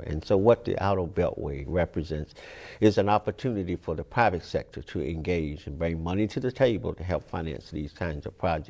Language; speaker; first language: English; native; English